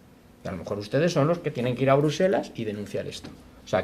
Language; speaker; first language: Spanish; native; Spanish